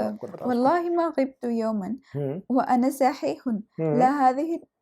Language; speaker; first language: Arabic; non-native, learner; Urdu